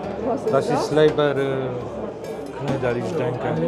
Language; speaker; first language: German; non-native, learner; Polish